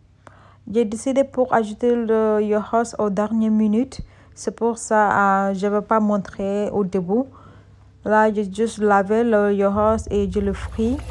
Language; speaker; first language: French; non-native, learner; Soninke